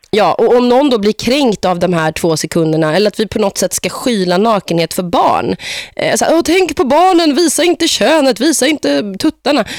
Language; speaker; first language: Swedish; native; Swedish